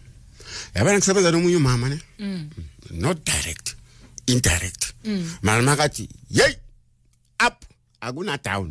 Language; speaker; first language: English; non-native, local second language; Zulu